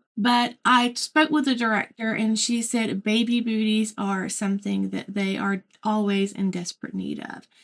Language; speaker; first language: English; native; English